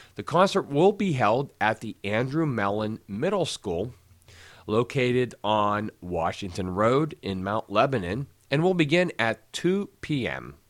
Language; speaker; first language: English; native; English